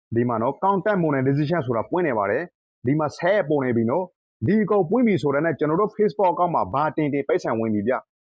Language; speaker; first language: Burmese; non-native, local second language; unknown